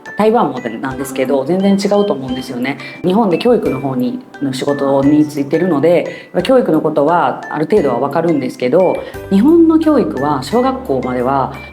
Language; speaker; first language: Japanese; native; Japanese